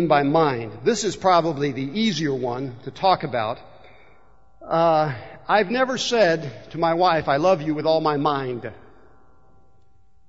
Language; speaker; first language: English; native; English